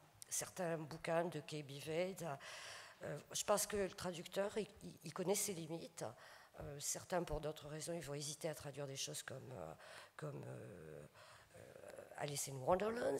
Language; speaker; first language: French; native; French